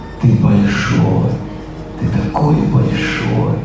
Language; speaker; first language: Russian; native; Russian